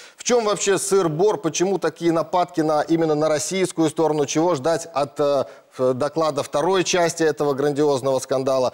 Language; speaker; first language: Russian; native; Russian